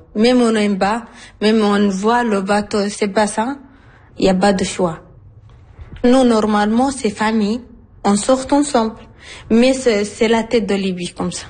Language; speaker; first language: French; non-native, learner; Arabic